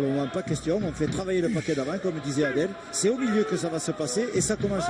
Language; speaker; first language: French; native; French